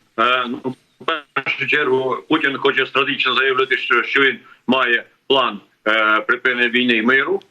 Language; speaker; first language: Ukrainian; native; Ukrainian